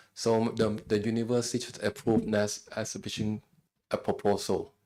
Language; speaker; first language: English; non-native, fluent; Thai